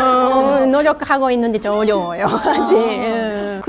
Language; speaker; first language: Korean; non-native, fluent; Japanese